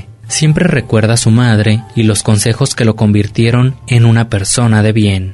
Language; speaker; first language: Spanish; native; Spanish